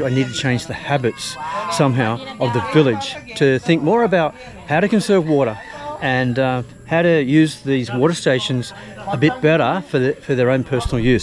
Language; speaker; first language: English; native; English